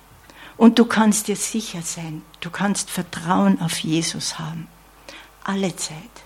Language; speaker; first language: German; non-native, fluent; English